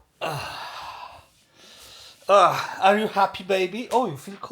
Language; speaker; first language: English; non-native, learner; Polish